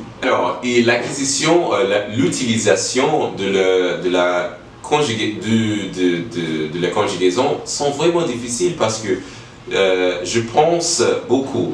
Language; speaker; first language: French; non-native, learner; English